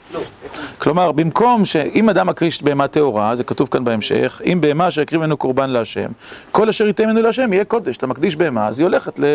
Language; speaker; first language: Hebrew; native; Hebrew